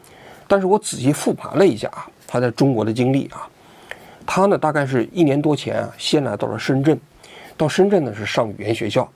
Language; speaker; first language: Chinese; native; Chinese